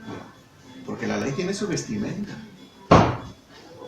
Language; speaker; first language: Spanish; native; Spanish